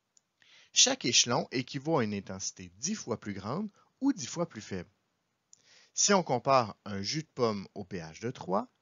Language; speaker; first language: French; native; French